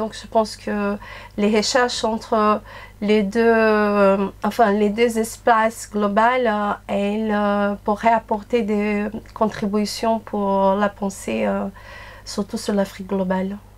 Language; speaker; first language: French; non-native, fluent; Portuguese